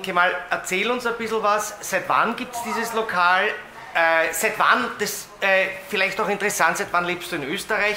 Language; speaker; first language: German; native; German